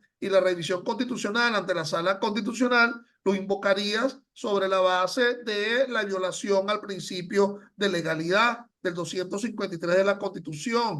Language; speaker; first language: Spanish; native; Spanish